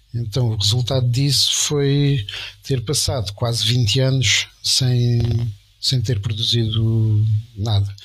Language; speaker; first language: Portuguese; native; Portuguese